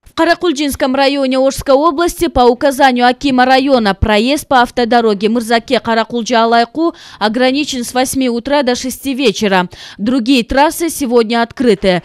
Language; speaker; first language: Russian; non-native, local second language; Kyrgyz